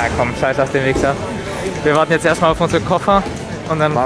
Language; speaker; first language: German; native; German